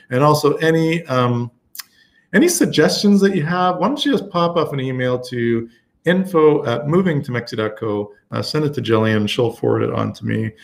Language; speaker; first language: English; native; English